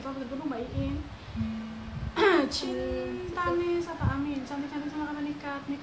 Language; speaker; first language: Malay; non-native, local second language; Javanese